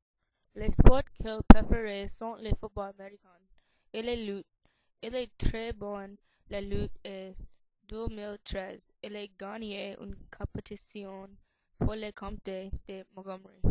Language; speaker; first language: French; non-native, learner; English